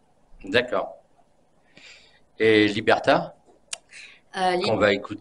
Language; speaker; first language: French; native; French